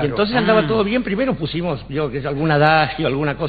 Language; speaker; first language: Spanish; native; Spanish